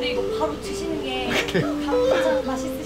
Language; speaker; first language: Korean; native; Korean